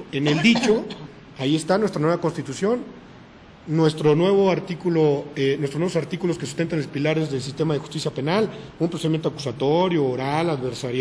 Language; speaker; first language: Spanish; native; Spanish